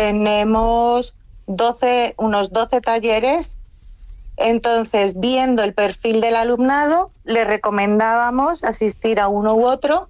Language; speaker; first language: Spanish; native; Spanish